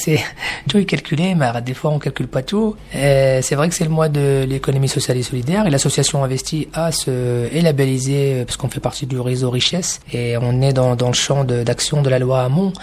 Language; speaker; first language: French; native; French